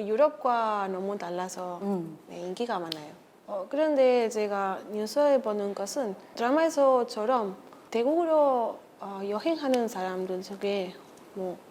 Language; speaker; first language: Korean; non-native, fluent; Spanish